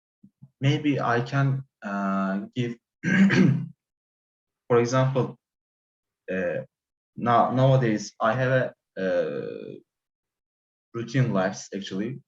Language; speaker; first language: English; non-native, learner; Turkish